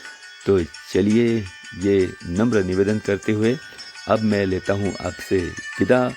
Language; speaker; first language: Hindi; non-native, local second language; Marathi